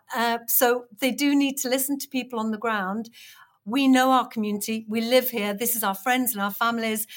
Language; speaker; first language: English; native; English